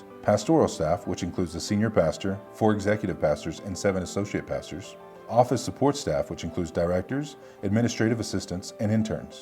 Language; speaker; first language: English; native; English